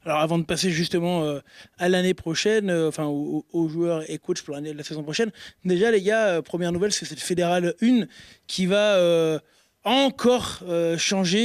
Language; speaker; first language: French; native; French